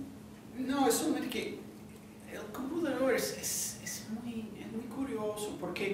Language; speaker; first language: Spanish; non-native, fluent; English